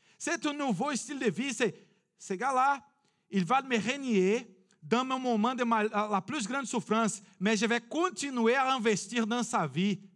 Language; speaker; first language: French; non-native, fluent; Portuguese